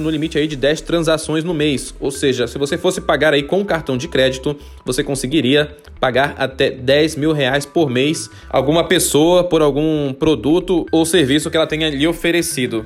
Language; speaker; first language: Portuguese; native; Portuguese